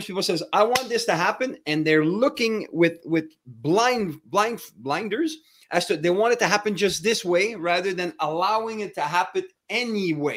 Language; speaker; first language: English; non-native, fluent; French